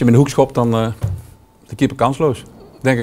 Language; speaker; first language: Dutch; native; Dutch